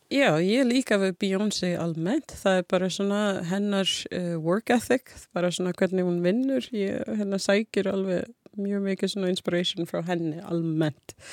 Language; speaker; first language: Icelandic; non-native, fluent; English